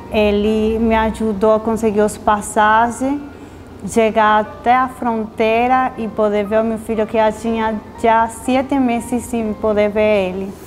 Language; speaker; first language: Portuguese; non-native, fluent; Spanish